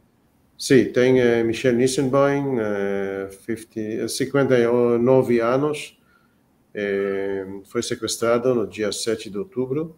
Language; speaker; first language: Portuguese; non-native, fluent; Hebrew